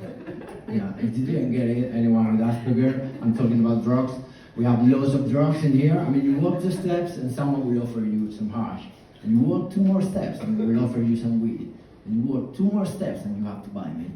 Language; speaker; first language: English; non-native, fluent; Spanish